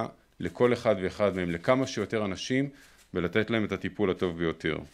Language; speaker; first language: Hebrew; native; Hebrew